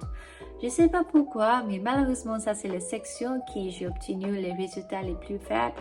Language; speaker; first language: French; non-native, fluent; English